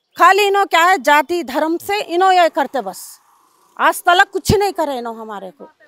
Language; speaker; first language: Hindi; native; Hindi